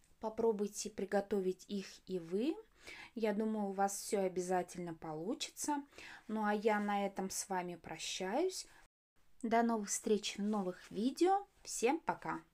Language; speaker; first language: Russian; native; Russian